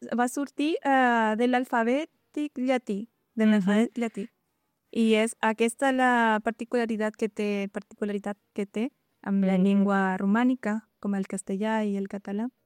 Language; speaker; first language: Catalan; non-native, learner; Guarani